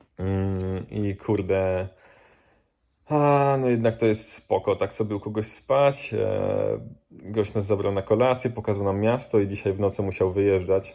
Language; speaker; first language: Polish; native; Polish